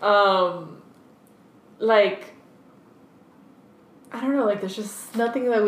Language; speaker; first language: English; early bilingual, other home language; Spanish